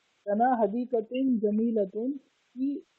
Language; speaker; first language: Arabic; non-native, learner; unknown